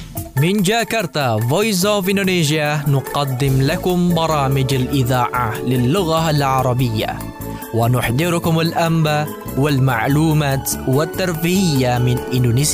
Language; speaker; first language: Arabic; non-native, fluent; Indonesian